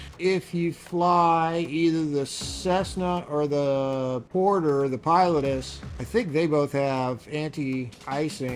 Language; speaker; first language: English; native; English